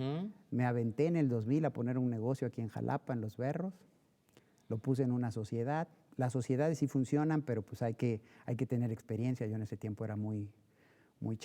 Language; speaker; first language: Spanish; native; Spanish